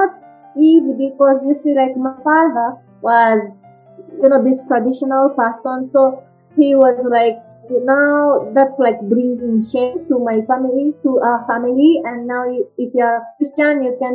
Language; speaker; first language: English; non-native, fluent; Japanese